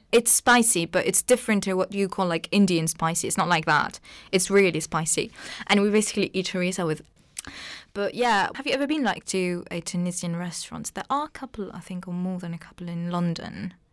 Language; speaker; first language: English; non-native, fluent; Arabic